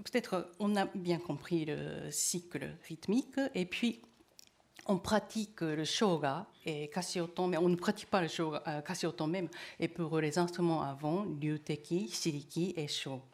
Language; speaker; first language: French; non-native, learner; Japanese